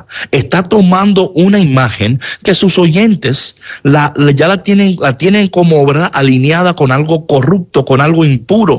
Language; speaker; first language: Spanish; native; Spanish